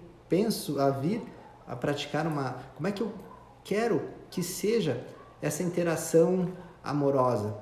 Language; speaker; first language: Portuguese; native; Portuguese